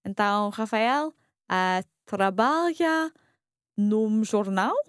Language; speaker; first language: Portuguese; non-native, learner; English